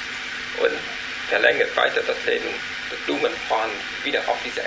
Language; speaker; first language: German; non-native, learner; Vietnamese